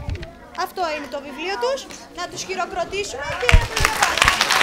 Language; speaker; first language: Greek; native; Greek